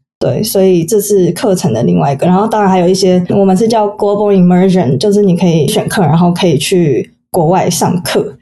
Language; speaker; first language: Chinese; native; Chinese